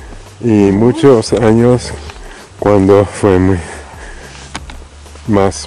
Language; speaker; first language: Spanish; non-native, learner; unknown